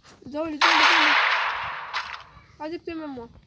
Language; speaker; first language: Swedish; early bilingual, other home language; Albanian